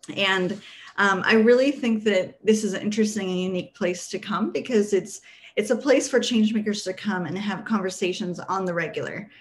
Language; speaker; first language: English; early bilingual, other home language; Spanish